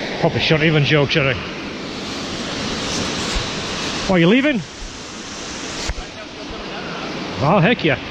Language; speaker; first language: English; native; English